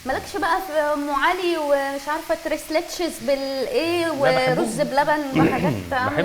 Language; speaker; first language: Arabic; native; Arabic